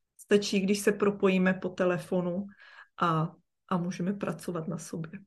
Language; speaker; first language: Czech; native; Czech